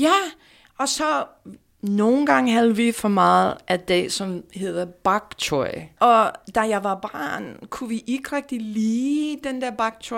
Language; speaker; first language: Danish; non-native, fluent; English